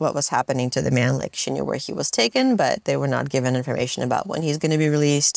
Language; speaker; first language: English; non-native, fluent; Russian